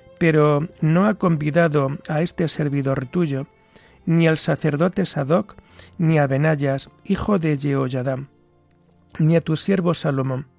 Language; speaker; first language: Spanish; native; Spanish